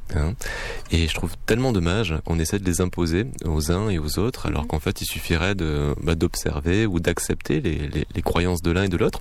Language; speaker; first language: French; native; French